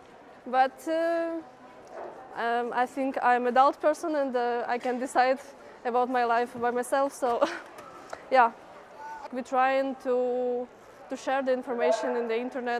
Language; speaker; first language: English; non-native, fluent; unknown